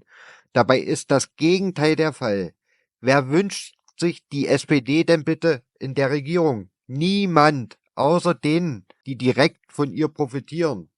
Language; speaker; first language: German; native; German